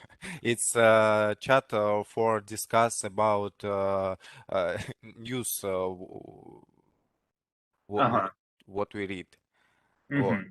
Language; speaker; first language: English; non-native, learner; Russian